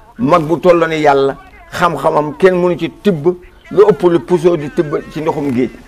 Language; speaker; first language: Wolof; non-native, local second language; Fula